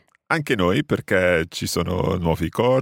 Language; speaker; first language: Italian; non-native, fluent; English